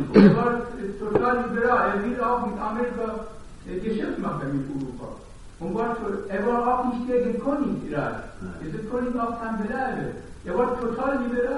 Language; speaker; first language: German; non-native, learner; Persian